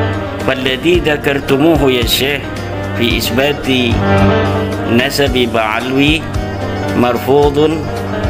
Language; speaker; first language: Arabic; non-native, fluent; Indonesian